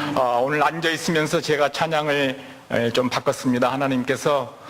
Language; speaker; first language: Korean; native; Korean